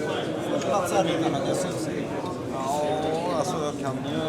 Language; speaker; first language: Swedish; native; Swedish